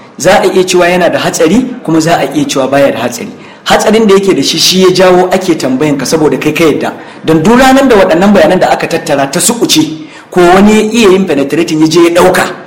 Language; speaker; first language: Hausa; native; Hausa